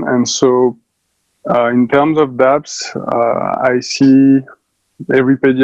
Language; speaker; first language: English; non-native, fluent; French